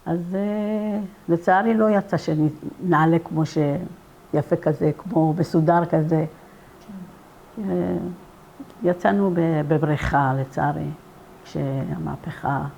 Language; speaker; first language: Hebrew; non-native, fluent; Persian